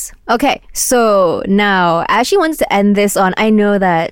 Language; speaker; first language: English; non-native, local second language; Cantonese